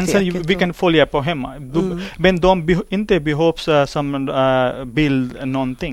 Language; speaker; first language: Swedish; non-native, learner; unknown